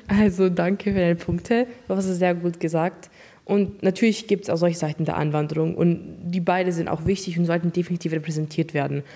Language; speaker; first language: German; early bilingual, other home language; Turkish